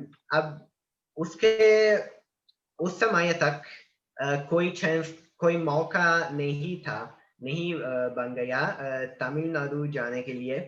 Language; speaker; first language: Hindi; non-native, learner; Italian